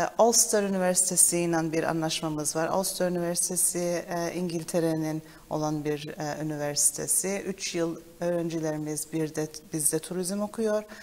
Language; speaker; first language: Turkish; early bilingual, heritage; Turkish